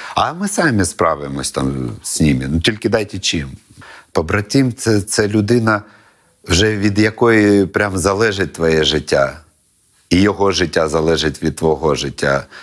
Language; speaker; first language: Ukrainian; non-native, local second language; Russian